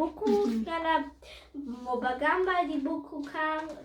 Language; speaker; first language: Indonesian; early bilingual, heritage; Indonesian